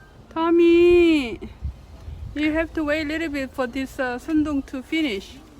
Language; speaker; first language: English; non-native, fluent; Korean